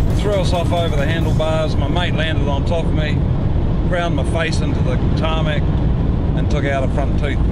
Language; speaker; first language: English; native; English